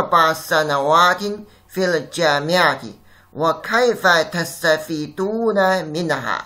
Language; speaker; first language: Arabic; non-native, fluent; Chinese